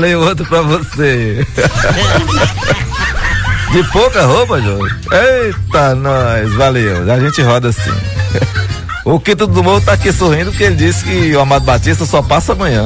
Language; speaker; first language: Portuguese; native; Portuguese